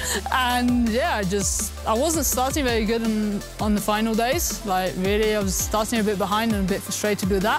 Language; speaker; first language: English; early bilingual, heritage; English